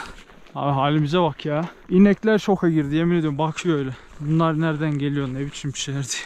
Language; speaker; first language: Turkish; native; Turkish